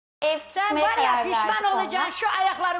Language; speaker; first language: Turkish; native; Turkish